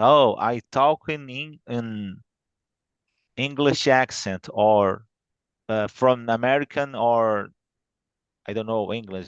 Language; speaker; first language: English; non-native, fluent; Portuguese